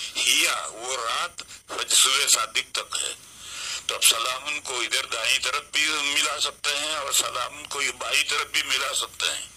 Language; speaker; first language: Urdu; non-native, local second language; Gujarati